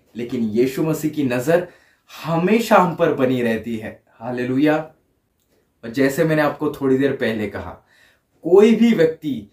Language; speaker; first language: Hindi; non-native, local second language; Marathi